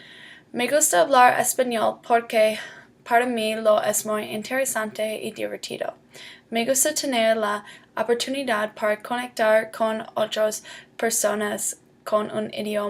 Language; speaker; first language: Spanish; non-native, learner; English